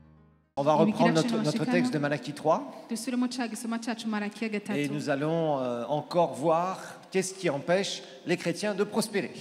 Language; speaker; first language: French; native; French